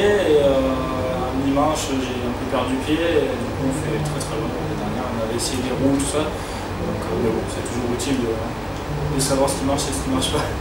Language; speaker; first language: French; native; French